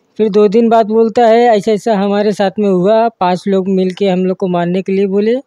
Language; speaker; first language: Hindi; native; Hindi